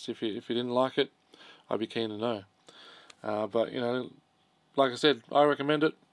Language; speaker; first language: English; native; English